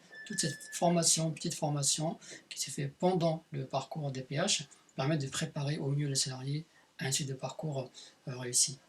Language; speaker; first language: French; native; French